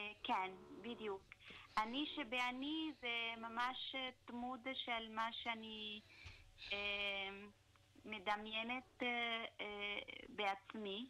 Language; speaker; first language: Hebrew; non-native, learner; Italian